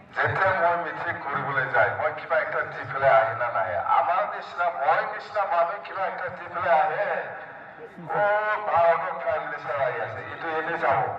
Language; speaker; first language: Assamese; non-native, local second language; Bodo